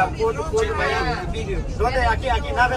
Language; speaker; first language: Spanish; non-native, learner; Nepali